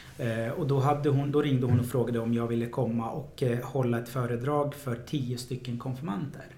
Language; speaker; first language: Swedish; early bilingual, other home language; Arabic